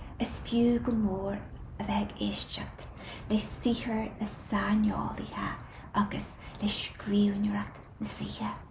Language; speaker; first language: Irish; native; Irish